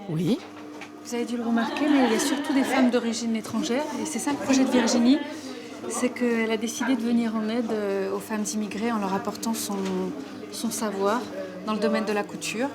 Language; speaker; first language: French; native; French